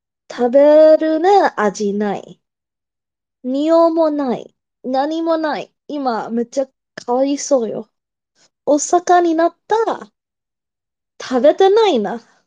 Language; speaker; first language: Japanese; non-native, learner; English